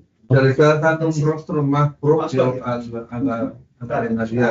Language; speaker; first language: Spanish; native; Spanish